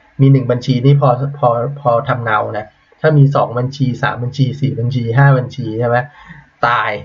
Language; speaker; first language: Thai; native; Thai